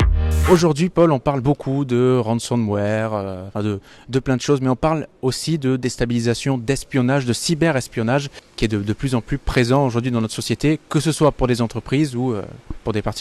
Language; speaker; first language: French; native; French